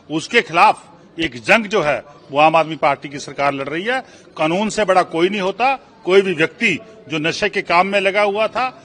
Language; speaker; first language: Hindi; non-native, local second language; Punjabi